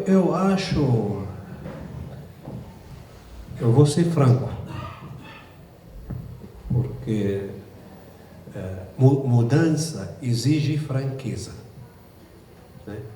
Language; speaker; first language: Portuguese; non-native, fluent; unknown